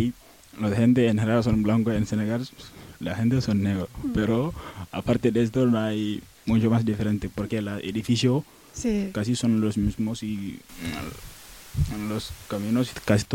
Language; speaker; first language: Spanish; non-native, learner; Wolof